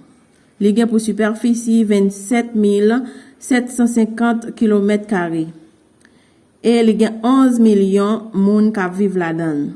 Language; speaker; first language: French; non-native, learner; Haitian Creole